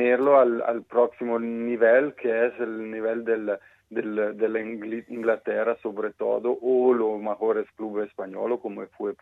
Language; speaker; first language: Spanish; non-native, fluent; Italian